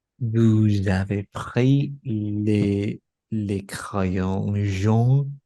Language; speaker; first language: French; non-native, learner; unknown